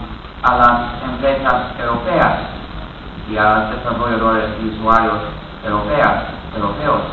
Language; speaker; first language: Spanish; non-native, fluent; English